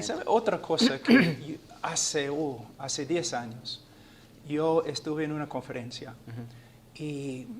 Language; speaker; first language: Spanish; non-native, fluent; English